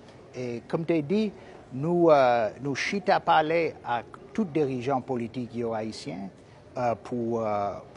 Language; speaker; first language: Haitian Creole; non-native, fluent; English